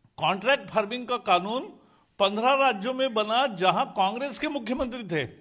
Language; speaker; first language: Hindi; non-native, local second language; Marathi